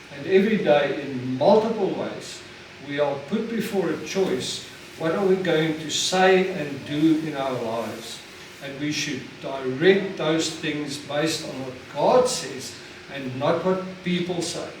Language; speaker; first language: English; non-native, local second language; Afrikaans